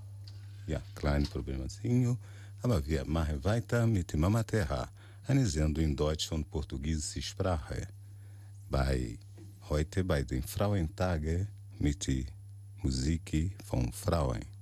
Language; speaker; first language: German; non-native, learner; Portuguese